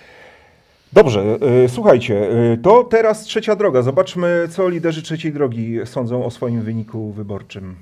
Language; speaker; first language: Polish; native; Polish